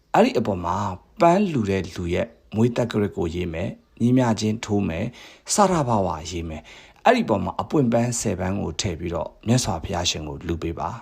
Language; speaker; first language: Burmese; native; Burmese